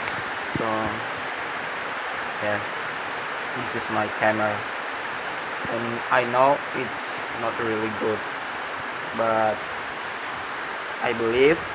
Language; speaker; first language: English; non-native, learner; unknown